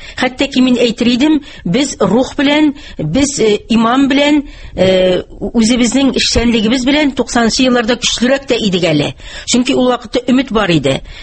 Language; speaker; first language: Tatar; native; Tatar